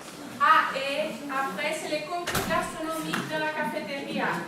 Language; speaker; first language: French; non-native, learner; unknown